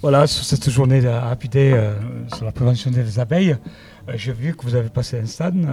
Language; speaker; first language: French; native; French